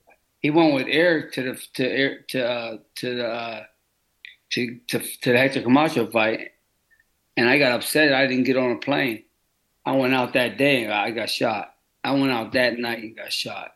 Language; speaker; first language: English; native; English